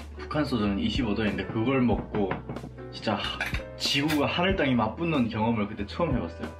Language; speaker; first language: Korean; native; Korean